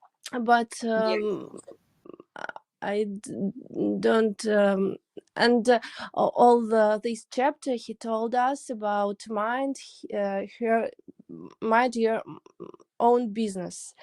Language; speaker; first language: English; non-native, learner; Russian